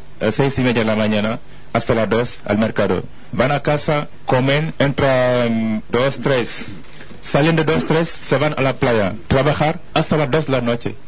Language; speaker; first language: Spanish; non-native, fluent; Wolof